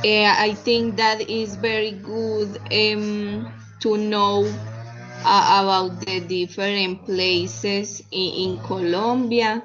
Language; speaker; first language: English; non-native, fluent; Spanish